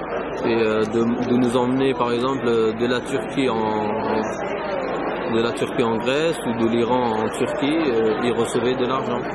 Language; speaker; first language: French; non-native, fluent; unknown